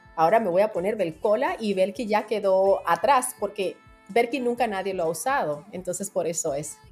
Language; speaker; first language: Spanish; native; Spanish